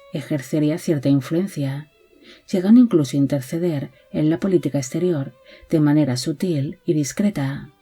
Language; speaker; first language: Spanish; native; Spanish